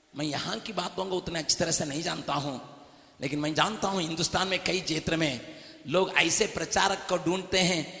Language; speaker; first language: Hindi; non-native, local second language; Tamil